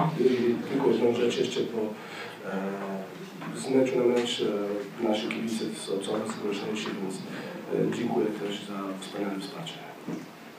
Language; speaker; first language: Polish; non-native, fluent; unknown